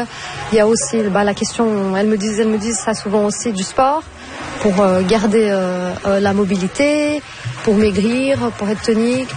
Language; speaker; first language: French; non-native, fluent; Portuguese